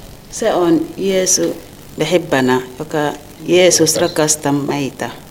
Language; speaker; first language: Finnish; non-native, learner; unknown